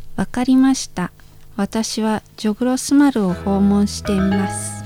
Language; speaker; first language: Japanese; non-native, fluent; Indonesian